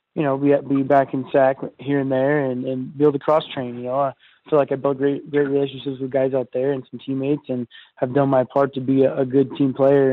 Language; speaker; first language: English; native; English